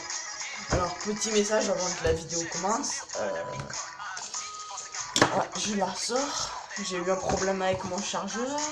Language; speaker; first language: French; native; French